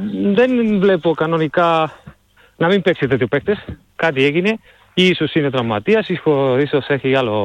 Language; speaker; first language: Greek; non-native, learner; Spanish